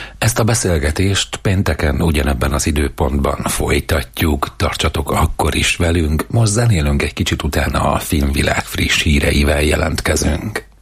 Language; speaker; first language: Hungarian; native; Hungarian